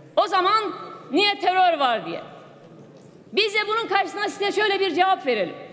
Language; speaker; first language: Turkish; non-native, local second language; Kurdish